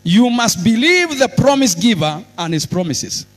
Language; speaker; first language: English; non-native, local second language; Swahili